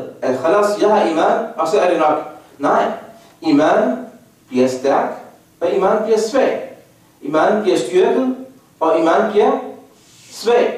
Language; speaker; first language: Danish; non-native, fluent; Arabic